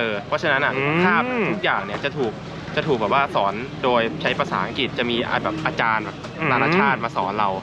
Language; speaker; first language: Thai; native; Thai